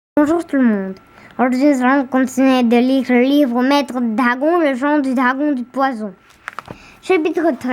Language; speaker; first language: French; native; French